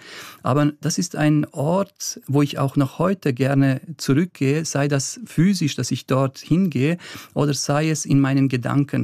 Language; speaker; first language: German; early bilingual, other home language; Bosnian